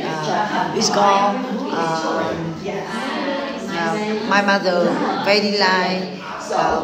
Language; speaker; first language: English; non-native, learner; Vietnamese